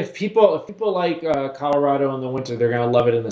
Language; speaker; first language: English; native; English